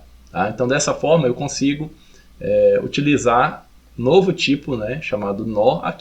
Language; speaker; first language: Portuguese; native; Portuguese